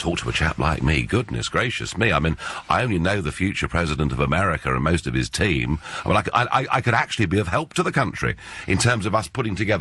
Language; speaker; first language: English; native; English